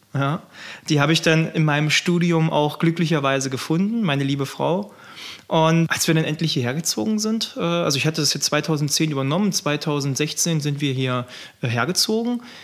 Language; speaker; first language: German; native; German